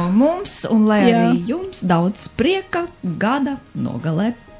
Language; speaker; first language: Latvian; native; Latvian